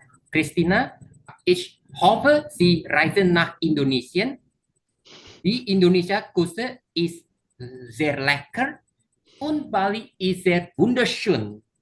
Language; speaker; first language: German; non-native, learner; Indonesian